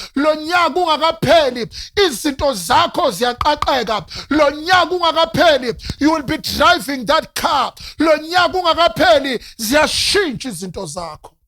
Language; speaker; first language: Zulu; non-native, local second language; Northern Sotho